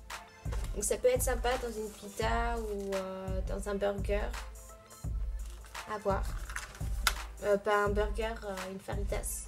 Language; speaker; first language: French; native; French